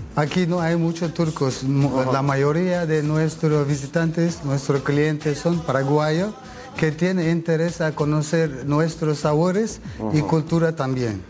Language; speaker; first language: Spanish; non-native, learner; Turkish